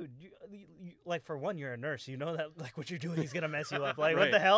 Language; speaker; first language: English; native; English